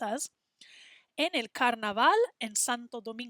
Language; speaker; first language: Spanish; non-native, fluent; English